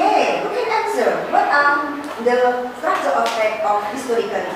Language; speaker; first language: English; non-native, fluent; Indonesian